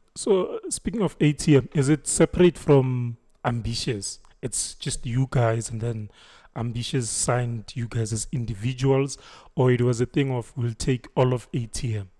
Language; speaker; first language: English; non-native, local second language; Zulu